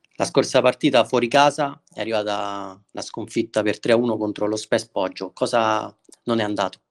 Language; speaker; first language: Italian; native; Italian